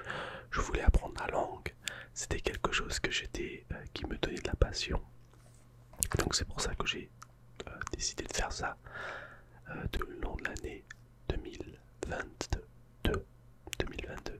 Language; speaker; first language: French; non-native, fluent; English